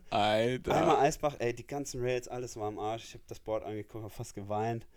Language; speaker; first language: German; early bilingual, heritage; German